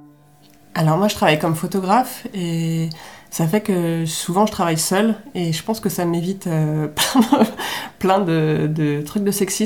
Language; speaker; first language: French; native; French